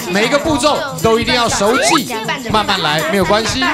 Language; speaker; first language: Chinese; native; Chinese